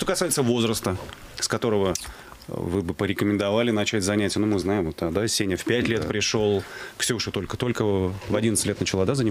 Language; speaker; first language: Russian; native; Russian